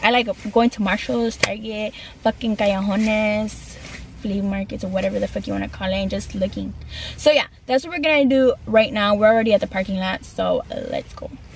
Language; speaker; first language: English; early bilingual, other home language; Spanish